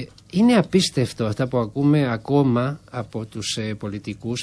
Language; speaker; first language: Greek; non-native, fluent; Spanish